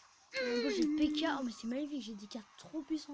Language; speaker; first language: French; native; French